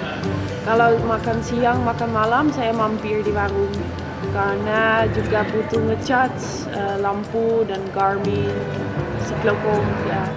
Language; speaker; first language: Indonesian; non-native, fluent; Dutch